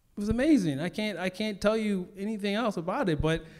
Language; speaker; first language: English; native; English